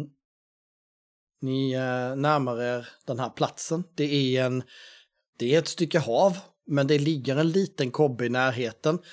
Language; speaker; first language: Swedish; native; Swedish